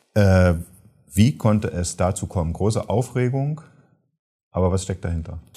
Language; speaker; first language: German; native; German